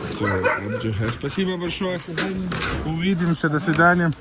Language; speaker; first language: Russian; non-native, learner; Urdu